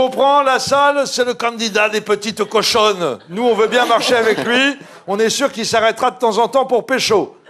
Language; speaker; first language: French; native; French